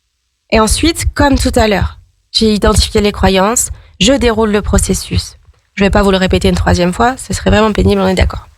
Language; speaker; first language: French; native; French